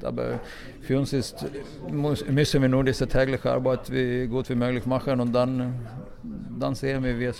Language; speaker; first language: German; non-native, fluent; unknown